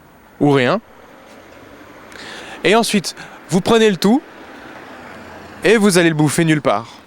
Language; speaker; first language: French; native; French